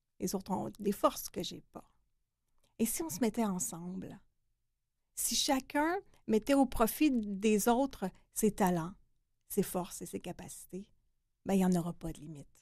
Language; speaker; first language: French; native; French